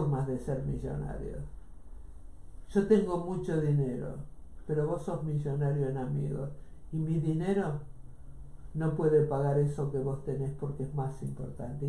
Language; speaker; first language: Spanish; native; Spanish